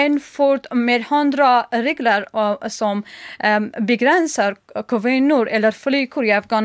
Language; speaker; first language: Swedish; non-native, learner; Persian